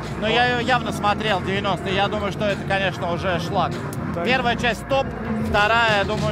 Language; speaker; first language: Russian; native; Russian